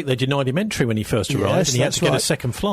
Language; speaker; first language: English; native; English